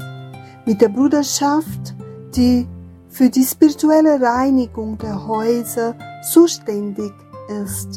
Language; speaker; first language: German; non-native, fluent; Portuguese